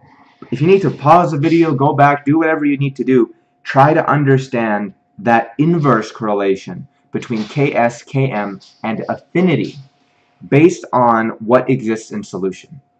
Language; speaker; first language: English; native; English